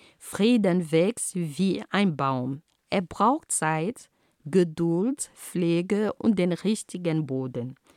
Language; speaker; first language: German; non-native, fluent; Ghomala